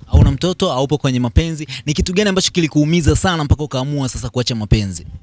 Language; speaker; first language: Swahili; native; Swahili